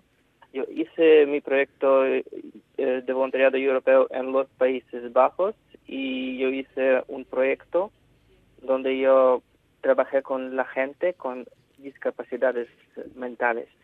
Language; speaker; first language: Spanish; non-native, fluent; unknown